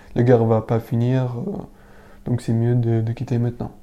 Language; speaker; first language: French; non-native, learner; Arabic